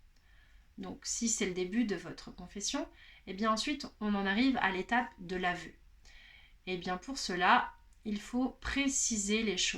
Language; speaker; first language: French; native; French